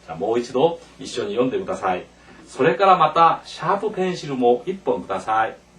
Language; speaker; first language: Japanese; non-native, fluent; Korean